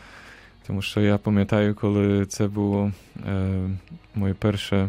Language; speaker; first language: Ukrainian; non-native, fluent; Polish